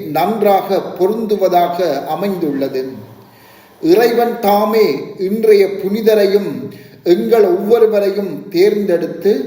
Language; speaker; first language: Tamil; native; Tamil